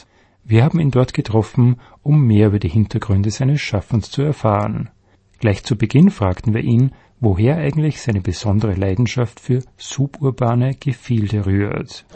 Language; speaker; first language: German; native; German